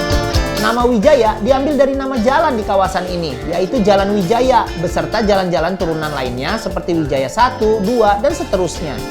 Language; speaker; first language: Indonesian; native; Indonesian